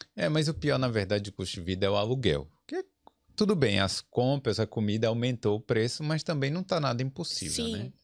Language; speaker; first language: Portuguese; native; Portuguese